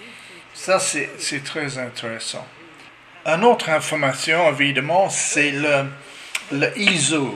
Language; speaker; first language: French; non-native, learner; English